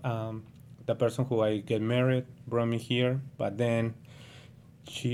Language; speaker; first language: English; non-native, learner; Spanish